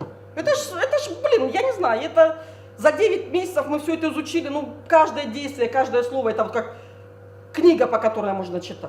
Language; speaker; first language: Russian; native; Russian